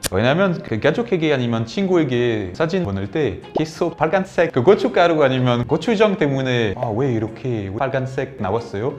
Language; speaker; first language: Korean; non-native, learner; French